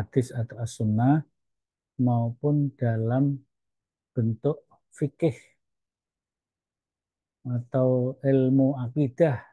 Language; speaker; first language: Indonesian; native; Indonesian